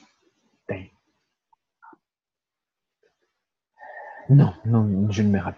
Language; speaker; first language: French; non-native, learner; Portuguese